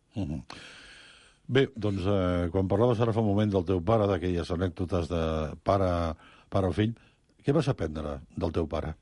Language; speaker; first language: Catalan; native; Catalan